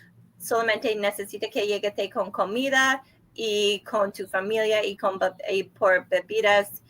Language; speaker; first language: Spanish; non-native, learner; English